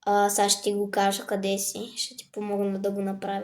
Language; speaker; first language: Bulgarian; native; Bulgarian